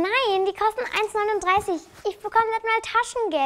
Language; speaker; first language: German; native; German